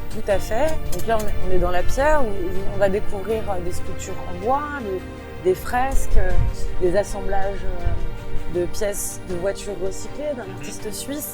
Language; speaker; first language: French; native; French